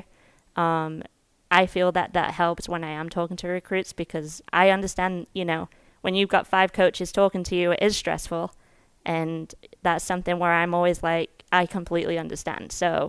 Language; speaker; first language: English; native; English